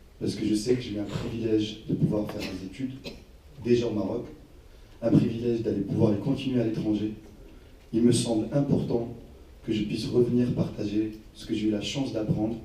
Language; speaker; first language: French; non-native, local second language; Arabic